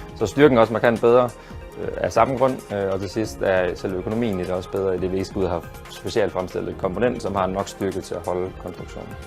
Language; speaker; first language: Danish; native; Danish